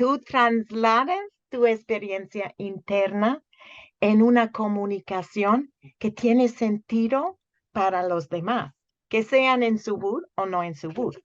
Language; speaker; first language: Spanish; non-native, fluent; English